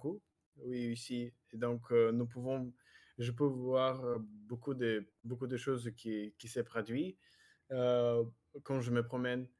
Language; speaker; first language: French; non-native, learner; Russian